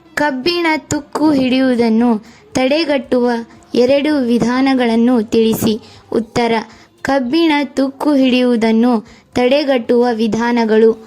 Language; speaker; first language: Kannada; native; Kannada